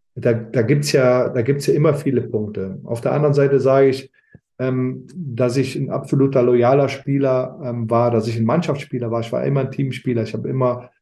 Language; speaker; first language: German; early bilingual, other home language; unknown